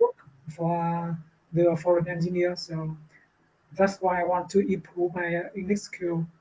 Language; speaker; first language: English; non-native, learner; Vietnamese